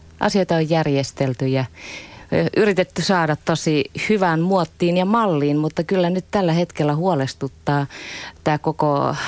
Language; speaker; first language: Finnish; native; Finnish